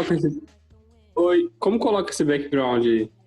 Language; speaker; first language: Portuguese; native; Portuguese